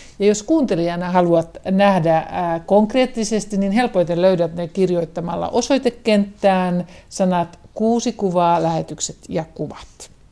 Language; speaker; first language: Finnish; native; Finnish